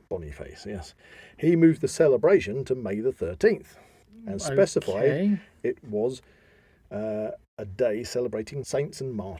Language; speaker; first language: English; native; English